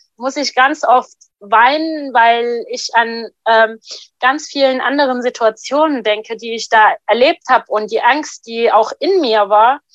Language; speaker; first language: German; non-native, fluent; Arabic